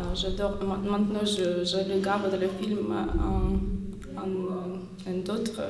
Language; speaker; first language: French; non-native, fluent; Ukrainian